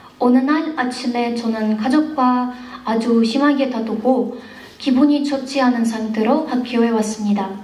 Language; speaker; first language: Korean; non-native, fluent; Kazakh